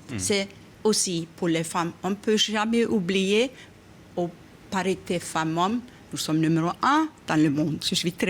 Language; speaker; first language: French; non-native, fluent; Icelandic